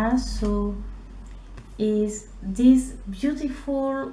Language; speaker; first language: English; non-native, learner; French